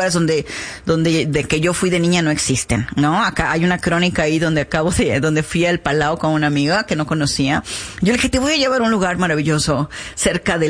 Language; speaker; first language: Spanish; native; Spanish